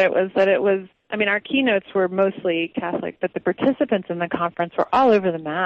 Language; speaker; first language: English; native; English